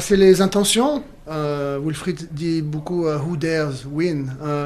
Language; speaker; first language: French; native; French